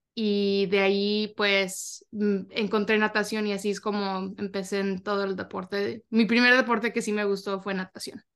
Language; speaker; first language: Spanish; early bilingual, heritage; Spanish